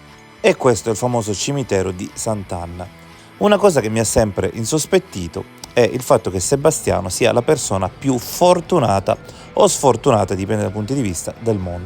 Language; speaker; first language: Italian; native; Italian